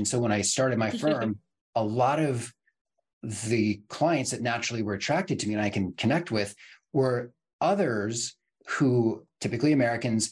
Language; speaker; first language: English; native; English